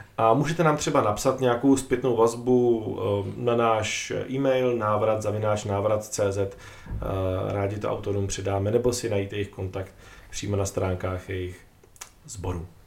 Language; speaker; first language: Czech; native; Czech